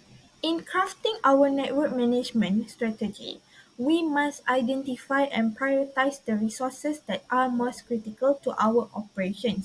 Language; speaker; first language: English; non-native, local second language; Malay